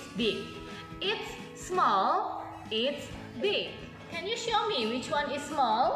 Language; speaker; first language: English; non-native, local second language; Indonesian